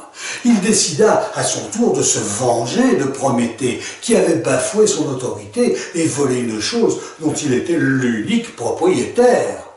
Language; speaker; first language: French; native; French